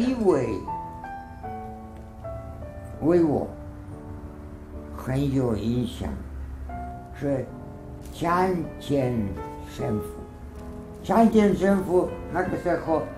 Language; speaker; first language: Chinese; non-native, fluent; Spanish